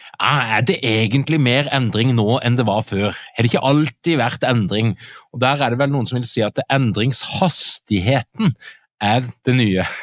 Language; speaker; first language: Norwegian; native; Norwegian